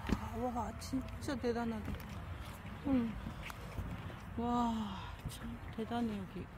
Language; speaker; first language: Korean; non-native, fluent; Japanese